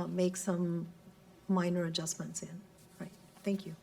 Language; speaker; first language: English; non-native, local second language; Cantonese